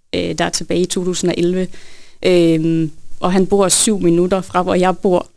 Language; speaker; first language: Danish; native; Danish